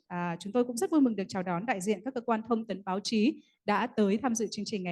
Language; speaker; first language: Vietnamese; native; Vietnamese